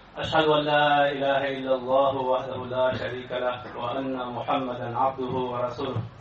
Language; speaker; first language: Urdu; non-native, learner; Persian